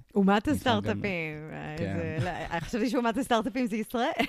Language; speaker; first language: Hebrew; early bilingual, other home language; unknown